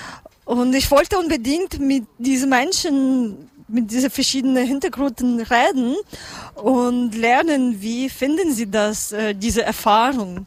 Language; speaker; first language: German; non-native, learner; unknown